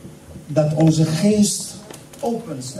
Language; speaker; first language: Dutch; non-native, fluent; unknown